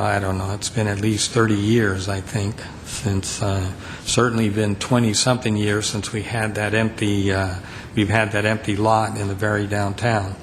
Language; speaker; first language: English; native; English